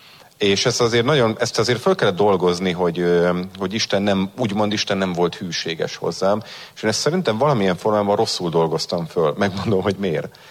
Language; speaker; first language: Hungarian; native; Hungarian